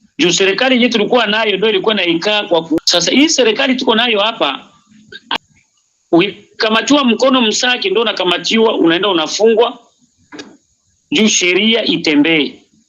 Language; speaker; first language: Swahili; native; Swahili